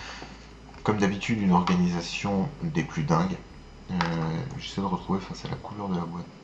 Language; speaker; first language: French; native; French